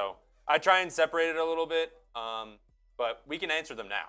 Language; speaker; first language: English; native; English